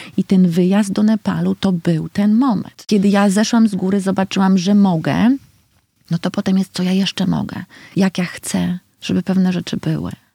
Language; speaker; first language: Polish; native; Polish